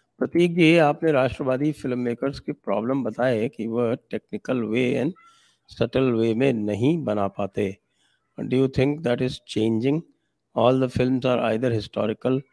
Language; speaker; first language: Hindi; native; Hindi